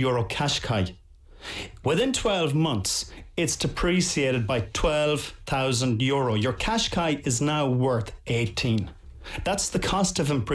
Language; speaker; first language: English; native; English